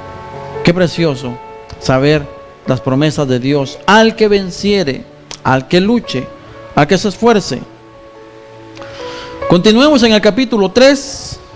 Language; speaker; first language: Spanish; native; Spanish